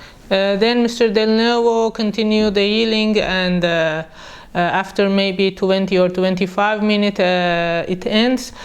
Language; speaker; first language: English; non-native, learner; Persian